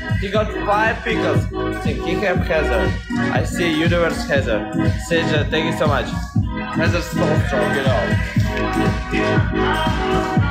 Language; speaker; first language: English; non-native, learner; Russian